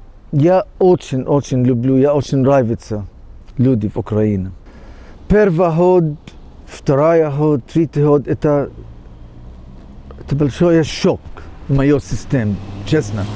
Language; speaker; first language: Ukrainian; non-native, learner; English